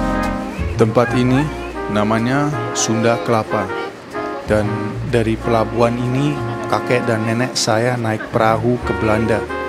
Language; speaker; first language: Indonesian; non-native, fluent; Dutch